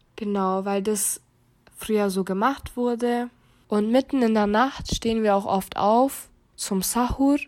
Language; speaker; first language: German; native; German